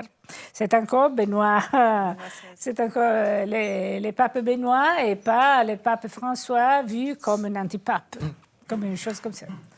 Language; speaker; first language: French; non-native, fluent; Italian